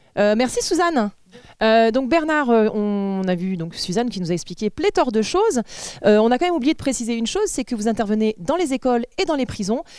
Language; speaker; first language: French; native; French